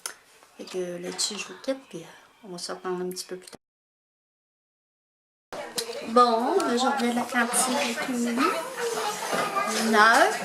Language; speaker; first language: French; native; French